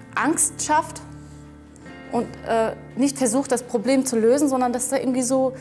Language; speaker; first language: German; native; German